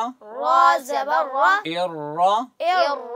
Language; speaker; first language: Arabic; non-native, learner; Urdu